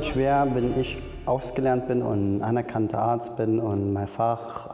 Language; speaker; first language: German; non-native, fluent; Arabic